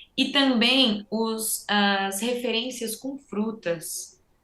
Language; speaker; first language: Portuguese; native; Portuguese